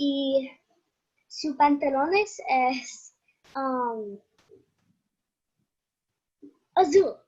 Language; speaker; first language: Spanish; non-native, learner; English